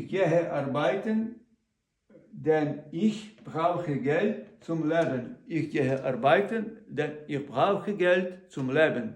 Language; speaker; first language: German; non-native, learner; Ukrainian